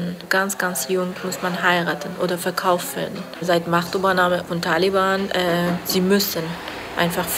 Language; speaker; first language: German; non-native, learner; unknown